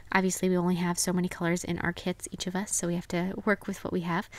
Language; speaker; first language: English; native; English